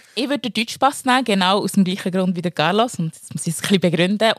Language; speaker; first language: German; early bilingual, other home language; Lingala